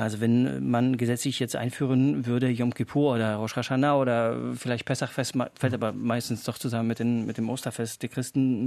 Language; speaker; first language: German; native; German